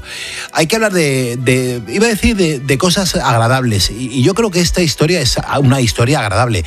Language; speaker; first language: Spanish; native; Spanish